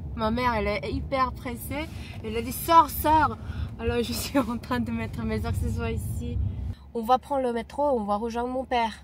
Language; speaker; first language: French; non-native, fluent; Korean